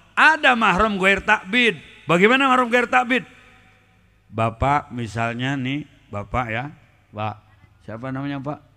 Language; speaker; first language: Indonesian; non-native, local second language; Sundanese